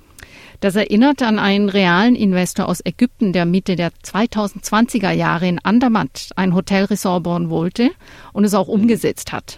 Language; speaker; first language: German; native; German